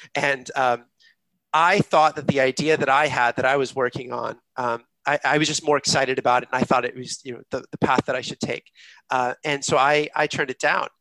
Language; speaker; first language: English; native; English